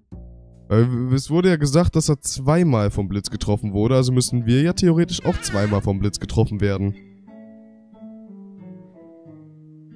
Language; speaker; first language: German; native; German